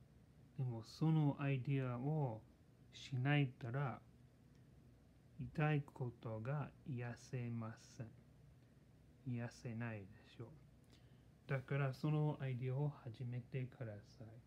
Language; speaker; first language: Japanese; non-native, learner; English